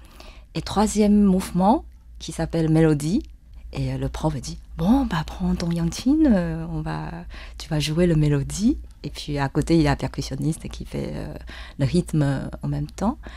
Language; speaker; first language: French; non-native, fluent; Chinese